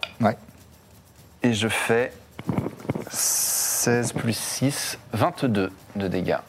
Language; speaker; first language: French; native; French